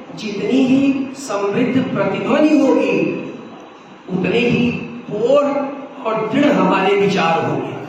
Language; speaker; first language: Hindi; non-native, local second language; Bhojpuri